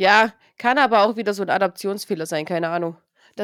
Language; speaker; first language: German; native; German